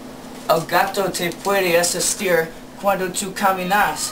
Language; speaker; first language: Spanish; non-native, learner; English